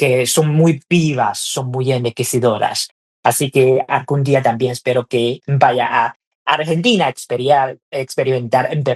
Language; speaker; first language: Spanish; non-native, fluent; Chinese